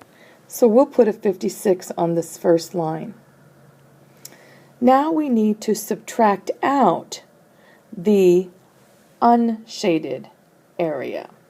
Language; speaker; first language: English; native; English